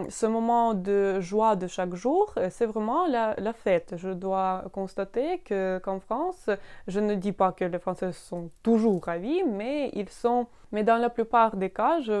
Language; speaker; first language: French; non-native, fluent; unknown